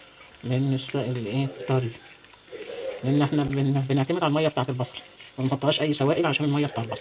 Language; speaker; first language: Arabic; native; Arabic